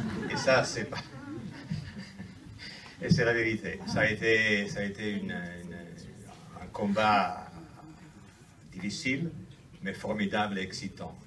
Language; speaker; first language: French; non-native, fluent; Italian